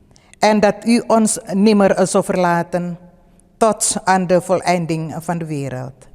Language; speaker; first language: Dutch; early bilingual, other home language; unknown